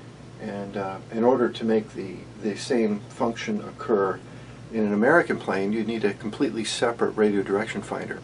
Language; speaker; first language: English; native; English